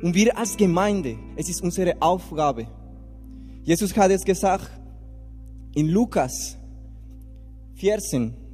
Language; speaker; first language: German; non-native, learner; Spanish